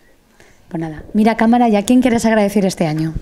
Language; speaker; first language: Spanish; native; Spanish